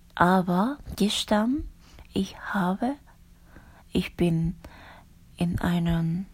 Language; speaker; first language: German; non-native, learner; Japanese